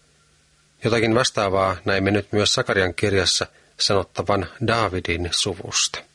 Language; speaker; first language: Finnish; native; Finnish